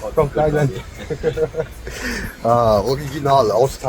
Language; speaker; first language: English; non-native, learner; German